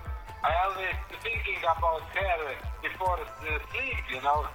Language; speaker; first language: English; non-native, learner; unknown